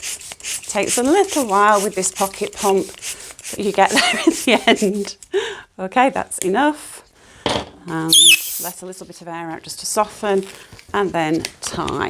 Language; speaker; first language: English; native; English